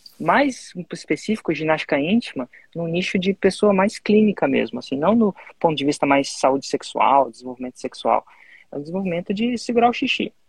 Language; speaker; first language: Portuguese; native; Portuguese